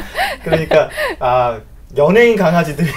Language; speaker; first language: Korean; native; Korean